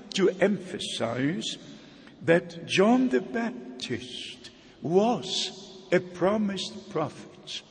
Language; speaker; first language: English; non-native, fluent; German